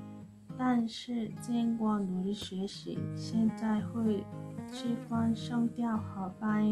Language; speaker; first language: Chinese; non-native, learner; Korean